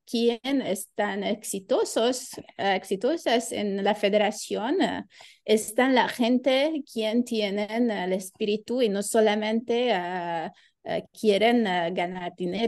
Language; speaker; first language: Spanish; non-native, learner; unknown